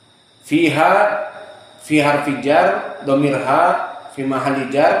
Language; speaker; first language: Arabic; non-native, fluent; Indonesian